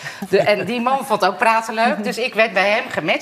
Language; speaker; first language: Dutch; native; Dutch